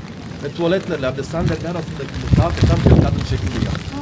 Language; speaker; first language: Turkish; native; Turkish